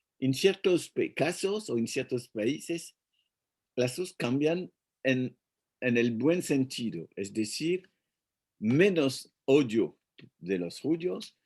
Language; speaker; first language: Spanish; non-native, fluent; French